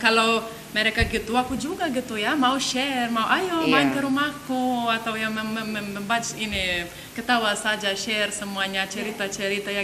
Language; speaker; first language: Indonesian; non-native, learner; Lithuanian